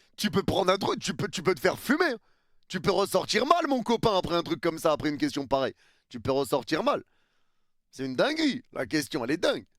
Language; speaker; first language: French; early bilingual, other home language; Arabic